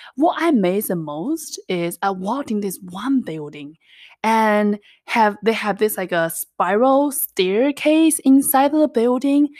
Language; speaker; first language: English; non-native, fluent; Chinese